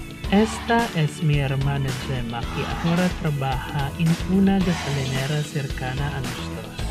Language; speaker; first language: Spanish; non-native, learner; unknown